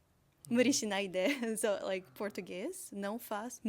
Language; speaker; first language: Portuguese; early bilingual, heritage; Portuguese